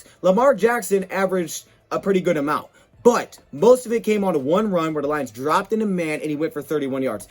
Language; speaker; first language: English; native; English